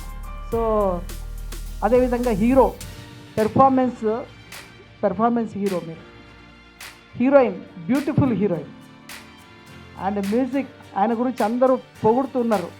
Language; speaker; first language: Telugu; native; Telugu